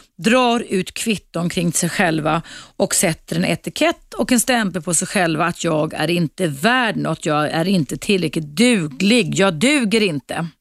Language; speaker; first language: Swedish; native; Swedish